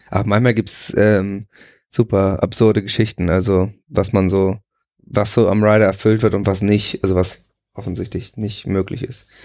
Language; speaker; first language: German; native; German